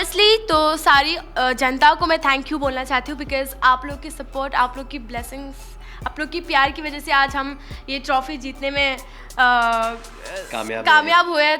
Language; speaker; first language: Hindi; non-native, local second language; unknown